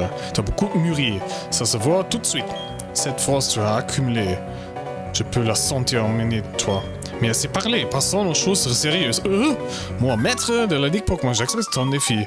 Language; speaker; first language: French; non-native, learner; German